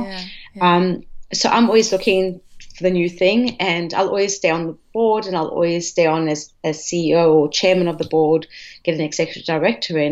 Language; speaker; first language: English; native; English